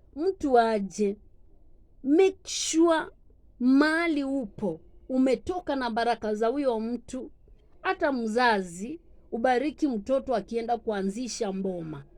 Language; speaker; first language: Swahili; non-native, local second language; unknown